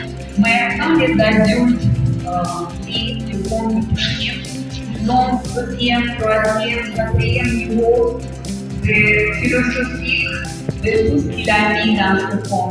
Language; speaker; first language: French; non-native, fluent; Russian